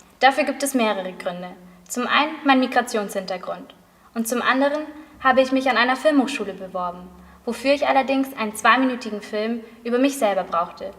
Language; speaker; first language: German; native; German